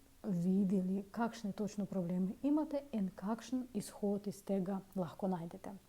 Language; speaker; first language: Slovenian; non-native, fluent; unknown